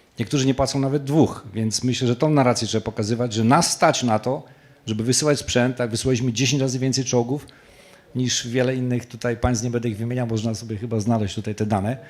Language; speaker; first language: Polish; native; Polish